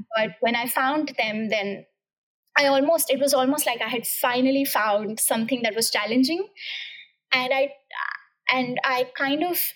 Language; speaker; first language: English; non-native, local second language; Hindi